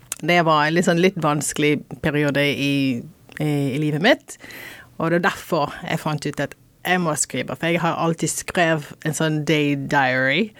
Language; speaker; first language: Norwegian; non-native, fluent; English